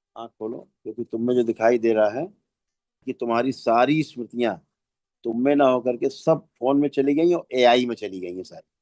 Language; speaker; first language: Hindi; native; Hindi